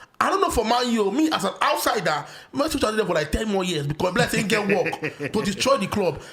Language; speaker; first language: Nigerian Pidgin; native; Nigerian Pidgin